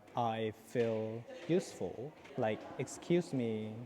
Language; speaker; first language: English; non-native, learner; Thai